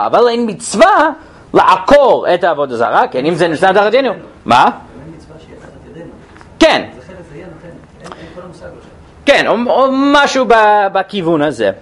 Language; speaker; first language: Hebrew; non-native, fluent; English